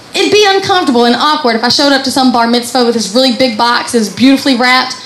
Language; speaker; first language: English; native; English